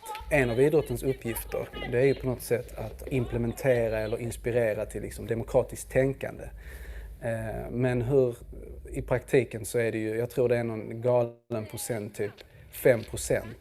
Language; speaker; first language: Swedish; native; Swedish